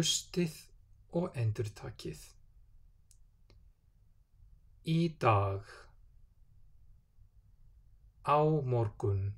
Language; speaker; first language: Icelandic; non-native, fluent; English